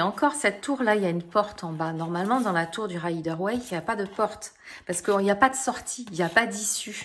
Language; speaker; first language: French; native; French